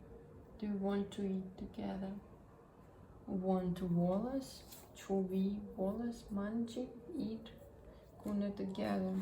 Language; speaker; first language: English; non-native, learner; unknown